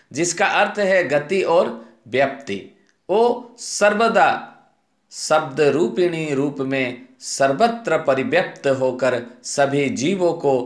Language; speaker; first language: Hindi; non-native, local second language; Odia